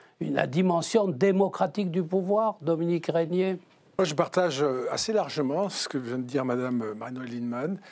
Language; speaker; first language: French; native; French